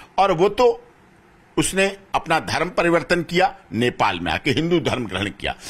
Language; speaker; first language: Hindi; native; Hindi